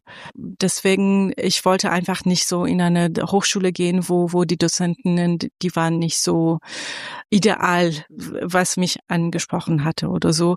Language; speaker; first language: German; non-native, fluent; Persian